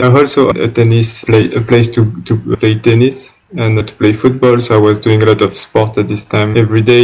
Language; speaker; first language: English; non-native, fluent; French